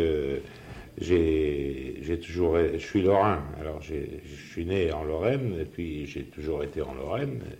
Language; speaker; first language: French; native; French